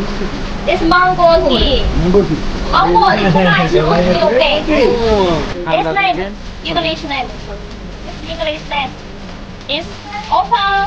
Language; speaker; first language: English; non-native, learner; Chinese